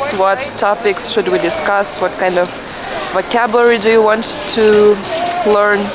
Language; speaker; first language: English; non-native, fluent; Russian